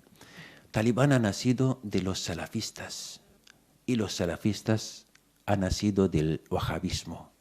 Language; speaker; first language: Spanish; non-native, fluent; Arabic